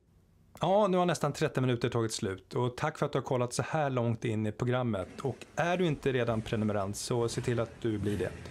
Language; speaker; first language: Swedish; native; Swedish